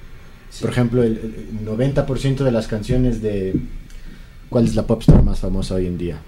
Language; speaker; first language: Spanish; native; Spanish